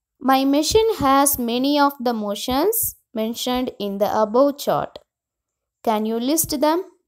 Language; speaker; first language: English; non-native, local second language; Tamil